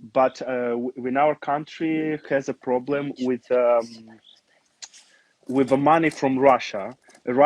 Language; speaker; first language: English; non-native, learner; Romanian